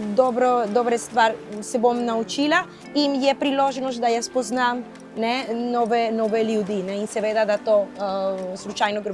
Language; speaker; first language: Slovenian; non-native, fluent; Spanish